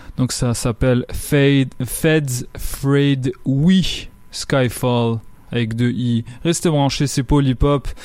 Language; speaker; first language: French; native; French